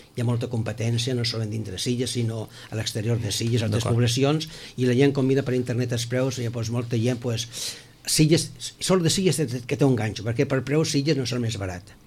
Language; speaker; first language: Catalan; non-native, local second language; Spanish